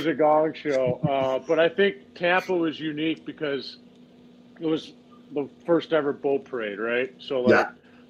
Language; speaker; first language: English; native; English